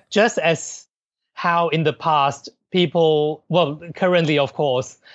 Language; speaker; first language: English; non-native, local second language; Cantonese